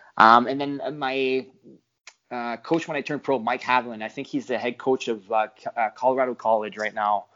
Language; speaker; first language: English; non-native, fluent; French